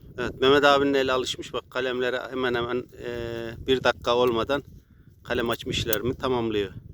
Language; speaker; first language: Turkish; native; Turkish